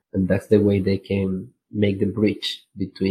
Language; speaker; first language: English; non-native, learner; Spanish